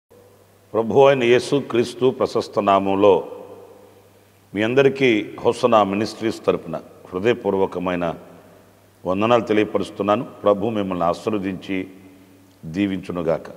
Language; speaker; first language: Telugu; native; Telugu